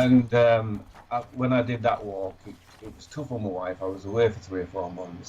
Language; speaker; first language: English; native; English